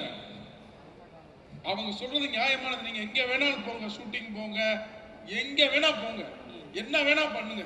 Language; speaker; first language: Tamil; native; Tamil